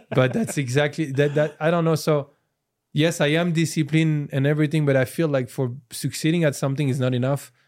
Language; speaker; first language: English; non-native, fluent; French